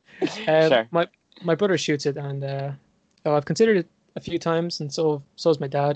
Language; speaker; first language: English; native; English